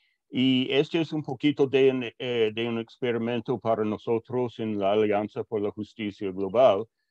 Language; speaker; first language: Spanish; non-native, fluent; English